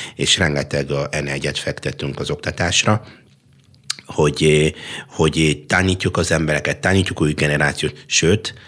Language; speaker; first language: Hungarian; non-native, fluent; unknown